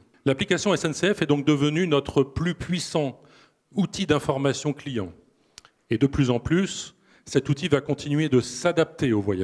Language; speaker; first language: French; native; French